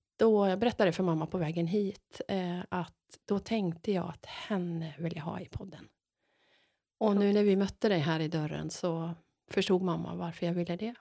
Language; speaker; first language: Swedish; native; Swedish